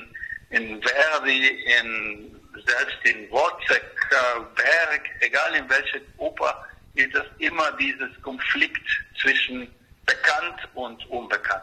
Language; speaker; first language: German; non-native, fluent; Spanish